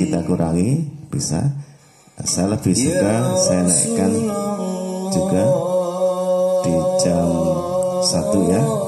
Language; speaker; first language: Indonesian; native; Indonesian